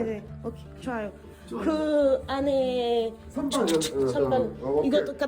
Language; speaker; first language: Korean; non-native, learner; French